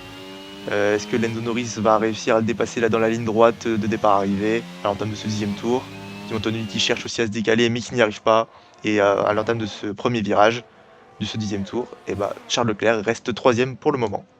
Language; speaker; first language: French; native; French